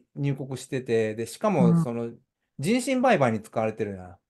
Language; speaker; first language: Japanese; native; Japanese